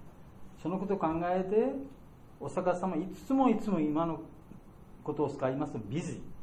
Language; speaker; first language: Japanese; non-native, learner; Bangla